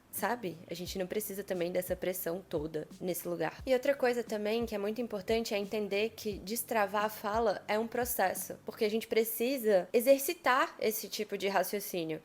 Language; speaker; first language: Portuguese; native; Portuguese